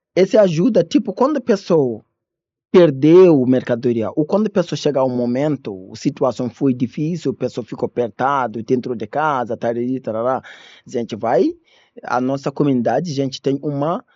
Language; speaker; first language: Portuguese; non-native, learner; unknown